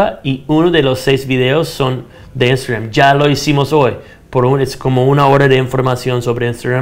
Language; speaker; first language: Spanish; non-native, fluent; English